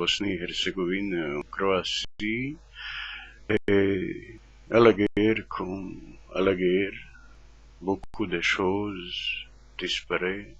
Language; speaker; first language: French; non-native, fluent; Croatian